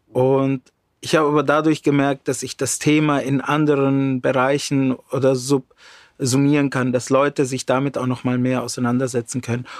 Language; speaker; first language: German; early bilingual, other home language; Romany